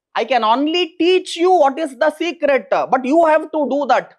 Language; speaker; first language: English; non-native, local second language; Kannada